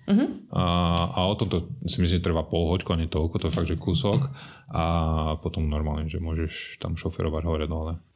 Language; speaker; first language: Slovak; non-native, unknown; Portuguese